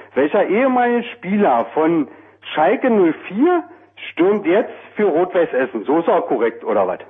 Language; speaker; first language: German; native; German